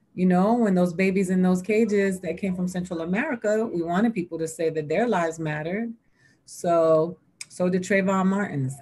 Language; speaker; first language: English; early bilingual, other home language; Spanish